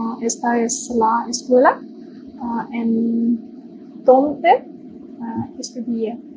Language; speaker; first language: Spanish; non-native, learner; Russian